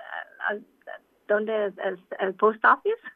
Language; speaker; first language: Spanish; non-native, local second language; English